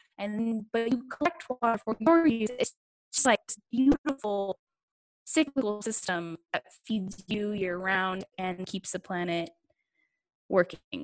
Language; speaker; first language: English; native; English